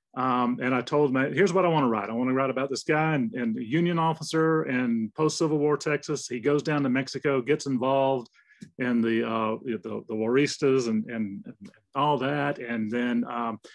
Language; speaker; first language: English; native; English